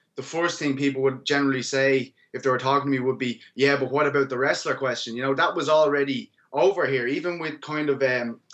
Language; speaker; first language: English; native; English